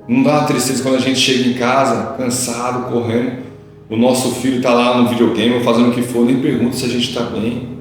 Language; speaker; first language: Portuguese; native; Portuguese